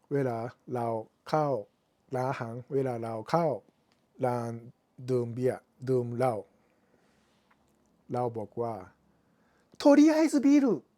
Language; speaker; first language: Thai; non-native, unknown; Japanese